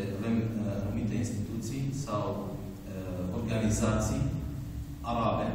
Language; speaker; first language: Romanian; non-native, fluent; Arabic